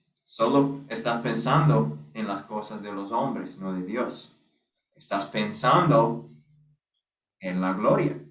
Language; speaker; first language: Spanish; non-native, fluent; English